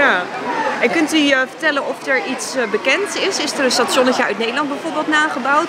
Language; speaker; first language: Dutch; native; Dutch